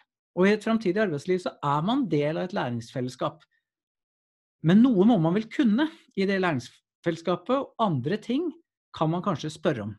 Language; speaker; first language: Norwegian; native; Norwegian